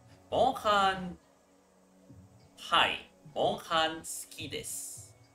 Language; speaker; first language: Japanese; non-native, learner; Spanish